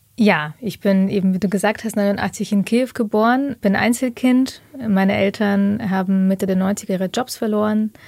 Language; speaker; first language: German; early bilingual, other home language; Russian